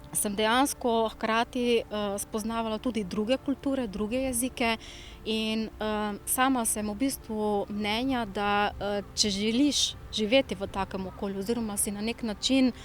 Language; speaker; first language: Slovenian; non-native, local second language; Romany